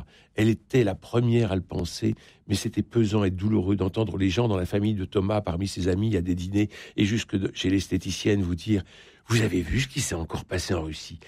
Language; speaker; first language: French; native; French